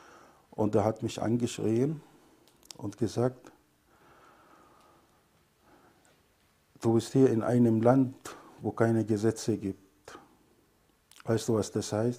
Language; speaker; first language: German; non-native, fluent; Arabic